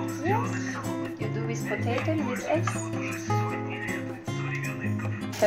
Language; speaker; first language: English; non-native, learner; Russian